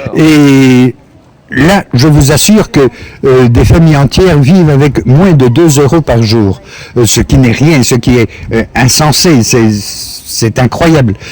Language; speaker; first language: French; native; French